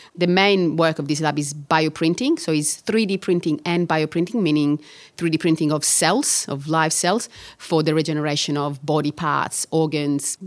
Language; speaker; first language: English; non-native, fluent; Italian